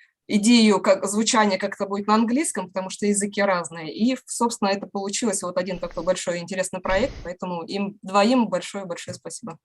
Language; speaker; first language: Russian; native; Russian